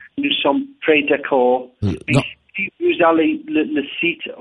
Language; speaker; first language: French; non-native, learner; English